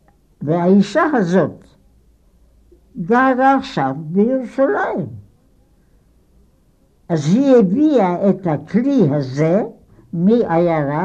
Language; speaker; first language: Hebrew; non-native, fluent; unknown